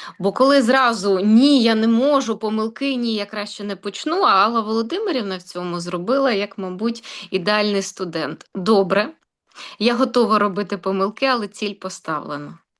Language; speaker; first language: Ukrainian; native; Ukrainian